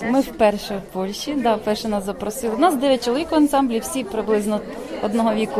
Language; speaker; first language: Ukrainian; native; Ukrainian